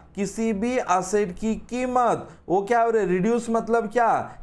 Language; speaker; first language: Hindi; non-native, local second language; Marathi